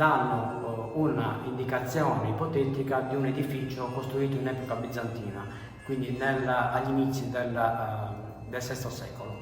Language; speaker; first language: Italian; native; Italian